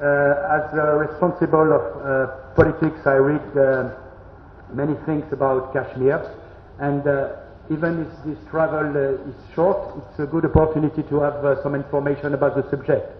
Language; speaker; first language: English; non-native, learner; French